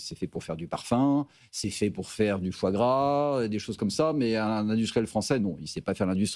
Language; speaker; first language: French; native; French